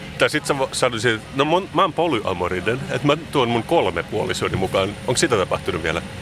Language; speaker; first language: Finnish; non-native, local second language; Swedish